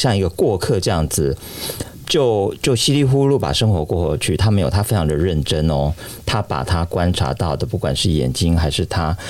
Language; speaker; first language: Chinese; native; Chinese